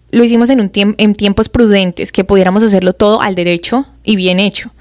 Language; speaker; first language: Spanish; native; Spanish